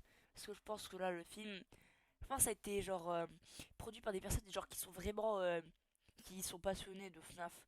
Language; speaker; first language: French; native; French